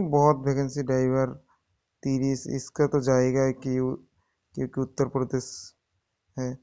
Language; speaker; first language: Hindi; non-native, local second language; Bangla